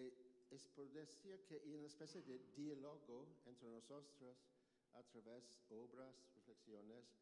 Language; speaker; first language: Spanish; non-native, learner; English